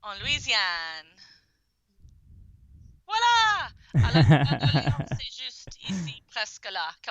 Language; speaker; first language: French; non-native, fluent; English